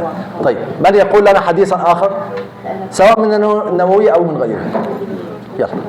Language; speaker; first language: Arabic; native; Arabic